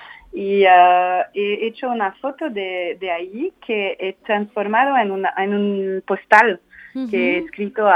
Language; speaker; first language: Spanish; non-native, fluent; French